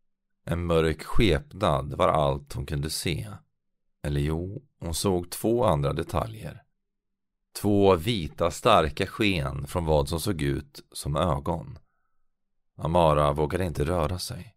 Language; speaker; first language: Swedish; native; Swedish